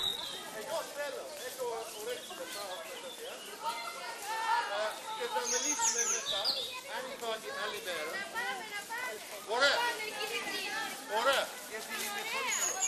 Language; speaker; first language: Greek; non-native, learner; English